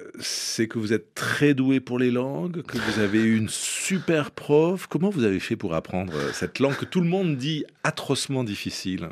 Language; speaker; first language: French; native; French